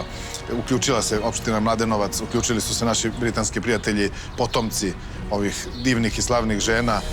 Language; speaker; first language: Bosnian; native; Bosnian